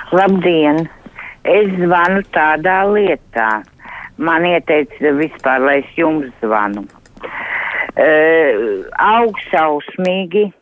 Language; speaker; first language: Latvian; native; Latvian